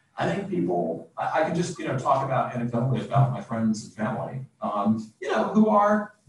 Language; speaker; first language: English; native; English